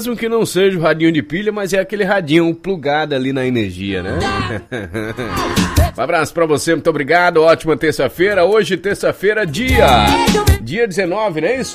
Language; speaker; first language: Portuguese; native; Portuguese